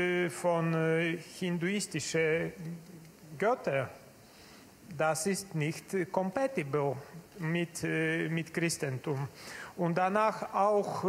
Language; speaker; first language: German; non-native, learner; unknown